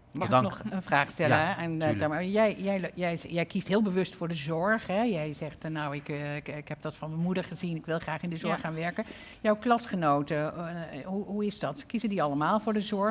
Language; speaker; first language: Dutch; native; Dutch